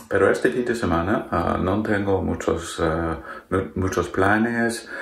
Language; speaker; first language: Spanish; non-native, learner; English